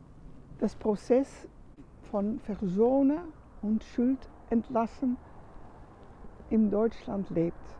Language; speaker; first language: German; non-native, learner; Dutch